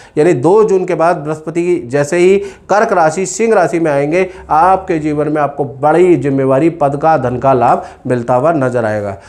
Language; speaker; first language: Hindi; native; Hindi